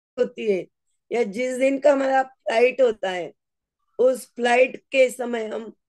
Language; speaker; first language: Hindi; non-native, local second language; Marathi